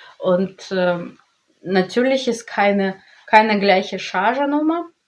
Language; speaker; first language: German; non-native, learner; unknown